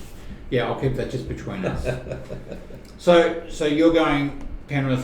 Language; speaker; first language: English; native; English